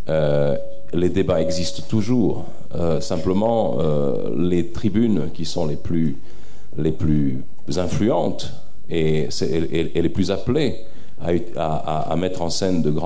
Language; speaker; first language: French; early bilingual, other home language; Serbian